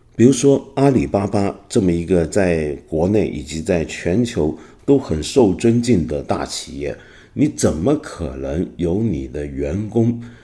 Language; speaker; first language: Chinese; non-native, local second language; Cantonese